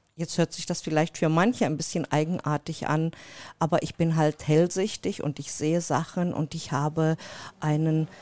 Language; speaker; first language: German; native; German